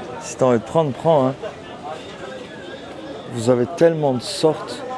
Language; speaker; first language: French; early bilingual, heritage; Turkish